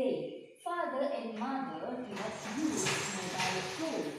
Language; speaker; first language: English; non-native, learner; Indonesian